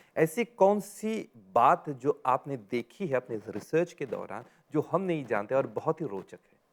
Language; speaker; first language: Hindi; non-native, local second language; Morisyen